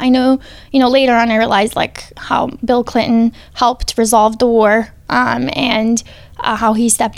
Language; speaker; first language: English; early bilingual, other home language; Bosnian